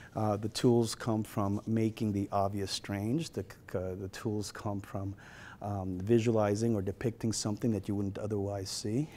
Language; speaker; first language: English; native; English